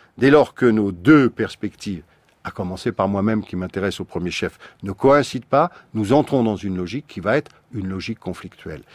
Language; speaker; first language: French; native; French